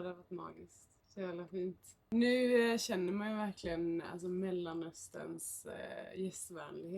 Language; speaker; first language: Swedish; native; Swedish